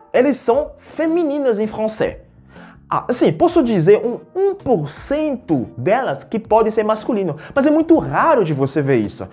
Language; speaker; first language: Portuguese; non-native, fluent; French